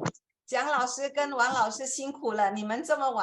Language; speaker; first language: Chinese; non-native, fluent; Indonesian